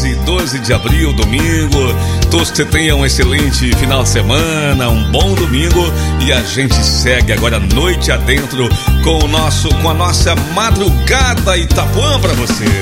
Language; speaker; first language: Portuguese; native; Portuguese